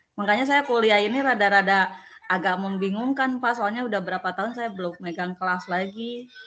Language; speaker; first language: Indonesian; native; Indonesian